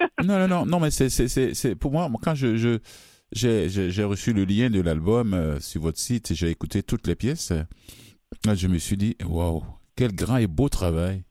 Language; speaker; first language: French; native; French